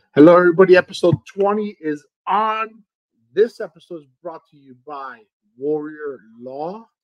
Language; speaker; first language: English; early bilingual, other home language; Spanish